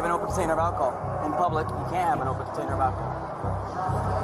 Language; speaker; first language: English; native; English